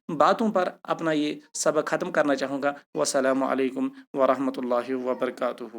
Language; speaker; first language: Urdu; non-native, local second language; Kashmiri